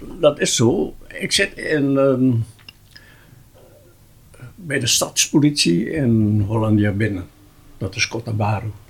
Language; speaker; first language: Dutch; non-native, local second language; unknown